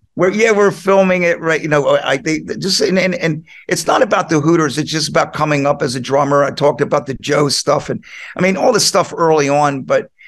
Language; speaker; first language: English; native; English